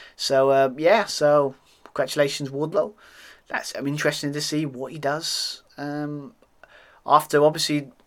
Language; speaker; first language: English; native; English